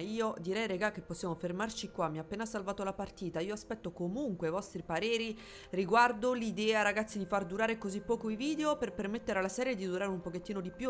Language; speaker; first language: Italian; native; Italian